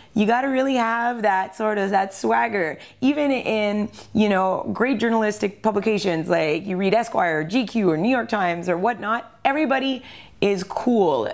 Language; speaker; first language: English; early bilingual, other home language; French